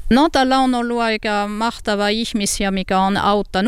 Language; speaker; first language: Finnish; non-native, learner; French